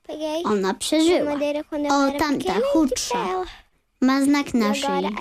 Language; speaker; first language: Polish; early bilingual, heritage; Portuguese